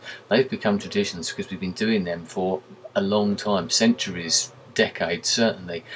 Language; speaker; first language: English; native; English